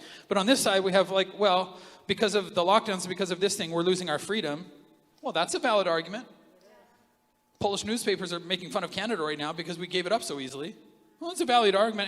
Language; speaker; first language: English; native; English